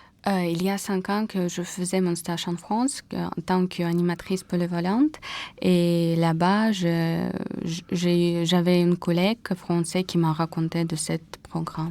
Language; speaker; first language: French; non-native, fluent; Russian